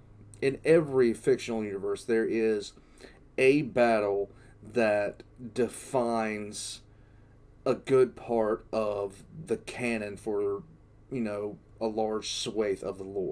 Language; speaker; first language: English; native; English